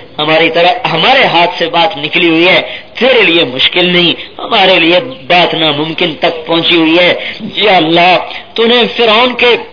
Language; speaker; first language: Urdu; non-native, local second language; Punjabi